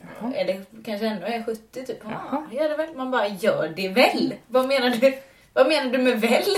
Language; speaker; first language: Swedish; native; Swedish